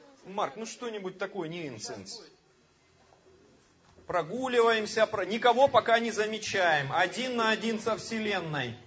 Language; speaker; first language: Russian; native; Russian